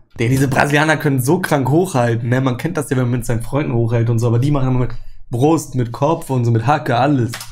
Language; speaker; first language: German; native; German